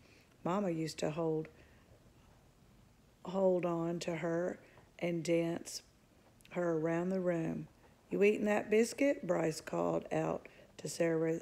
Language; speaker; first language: English; native; English